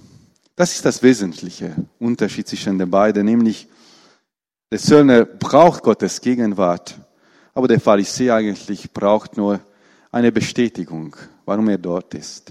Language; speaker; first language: German; non-native, fluent; Romanian